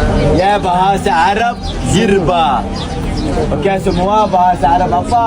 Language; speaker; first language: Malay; non-native, learner; Arabic